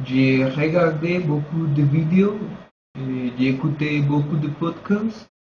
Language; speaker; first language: French; non-native, learner; Spanish